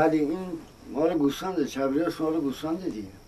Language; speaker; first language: Persian; non-native, local second language; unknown